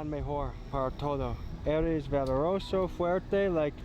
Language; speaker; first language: Spanish; non-native, learner; English